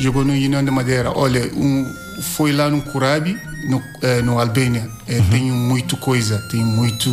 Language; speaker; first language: Portuguese; non-native, learner; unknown